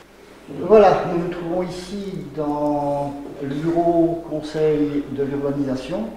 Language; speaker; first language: French; native; French